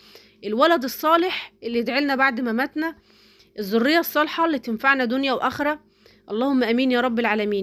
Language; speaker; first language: Arabic; native; Arabic